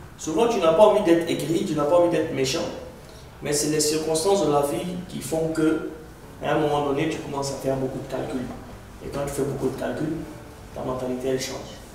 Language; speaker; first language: French; non-native, local second language; Arabic